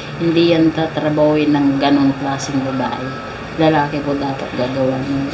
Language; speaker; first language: Filipino; native; Filipino